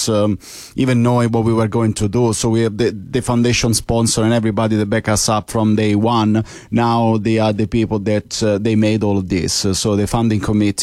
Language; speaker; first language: English; non-native, fluent; Italian